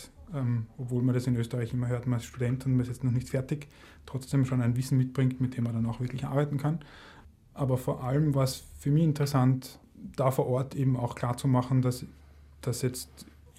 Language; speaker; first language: German; native; German